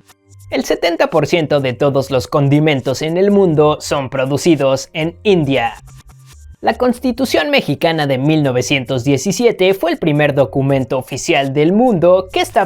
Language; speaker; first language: Spanish; native; Spanish